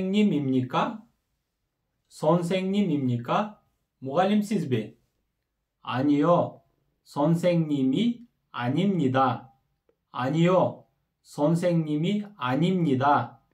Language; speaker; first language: Korean; non-native, learner; Kyrgyz